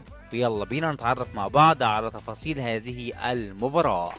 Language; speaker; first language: Arabic; native; Arabic